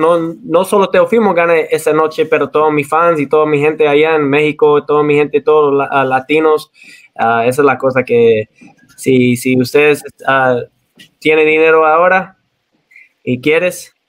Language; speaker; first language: Spanish; early bilingual, heritage; Spanish